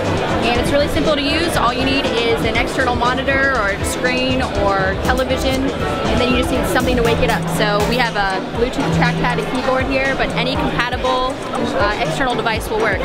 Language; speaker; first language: English; native; English